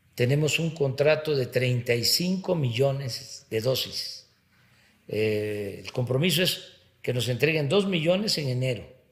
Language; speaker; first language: Spanish; native; Spanish